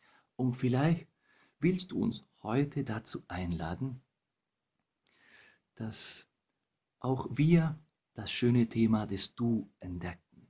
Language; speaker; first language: German; non-native, fluent; Spanish